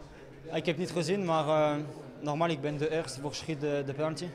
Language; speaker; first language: Dutch; non-native, learner; Italian